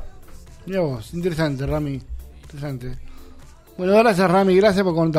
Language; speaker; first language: Spanish; native; Spanish